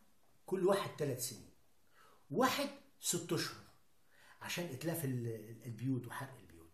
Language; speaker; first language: Arabic; native; Arabic